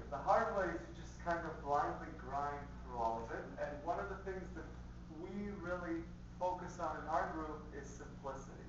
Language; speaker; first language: English; early bilingual, other home language; Spanish